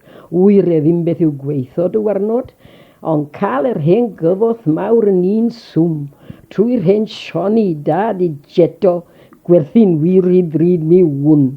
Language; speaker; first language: Welsh; native; Welsh